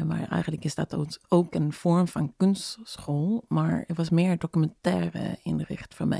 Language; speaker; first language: Dutch; non-native, fluent; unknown